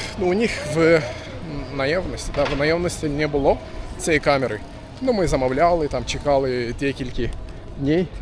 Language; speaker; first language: Ukrainian; non-native, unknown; Turkish